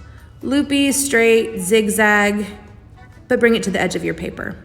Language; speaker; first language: English; native; English